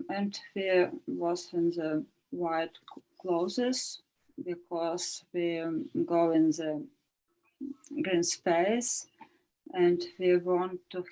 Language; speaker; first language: English; non-native, learner; Ukrainian